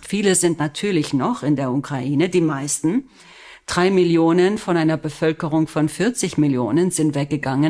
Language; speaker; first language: German; early bilingual, other home language; Spanish